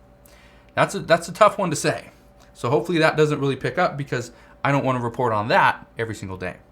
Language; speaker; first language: English; native; English